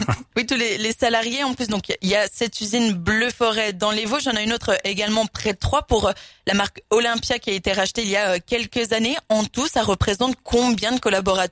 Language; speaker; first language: French; native; French